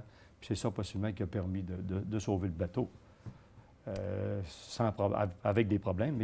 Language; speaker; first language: French; native; French